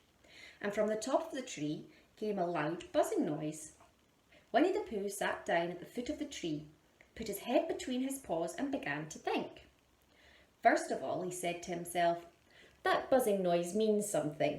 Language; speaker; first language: English; native; English